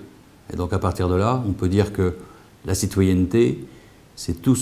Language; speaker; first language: French; native; French